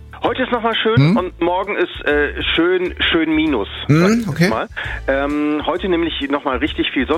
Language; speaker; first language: German; native; German